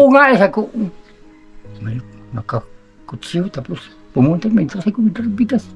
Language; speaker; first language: Filipino; non-native, local second language; Bikol